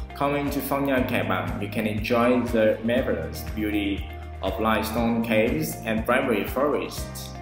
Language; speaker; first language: English; non-native, fluent; Vietnamese